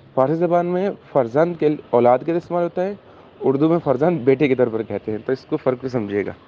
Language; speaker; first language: Urdu; native; Urdu